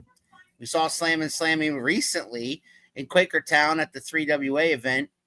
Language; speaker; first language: English; native; English